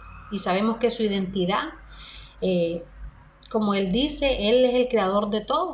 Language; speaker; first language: Spanish; native; Spanish